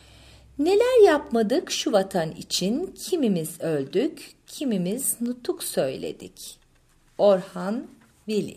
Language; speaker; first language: Turkish; native; Turkish